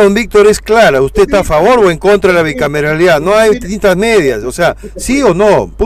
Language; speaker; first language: Spanish; native; Spanish